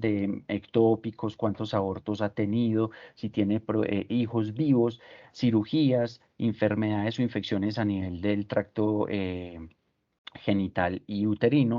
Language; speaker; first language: Spanish; native; Spanish